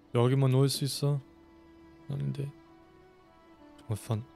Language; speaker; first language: Korean; non-native, fluent; German